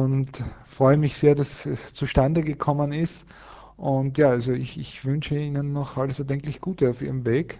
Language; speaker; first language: German; native; German